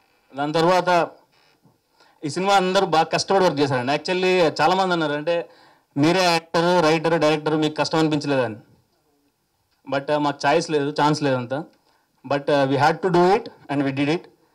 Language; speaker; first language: Telugu; native; Telugu